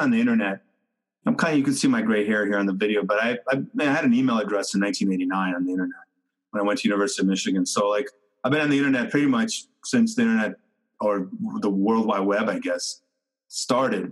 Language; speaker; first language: English; native; English